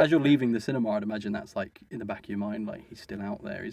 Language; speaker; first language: English; native; English